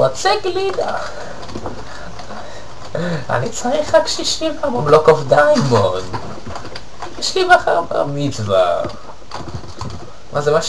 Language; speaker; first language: Hebrew; native; Hebrew